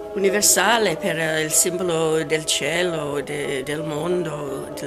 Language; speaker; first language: Italian; non-native, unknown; English